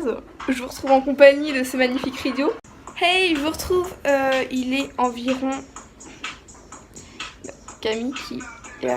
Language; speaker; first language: French; native; French